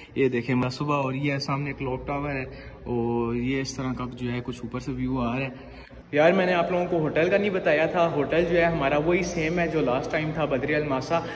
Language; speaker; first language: Urdu; non-native, local second language; Punjabi